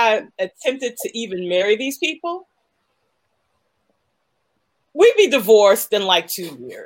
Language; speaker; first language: English; native; English